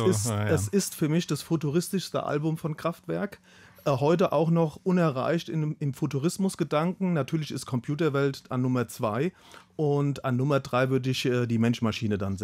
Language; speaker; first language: German; native; German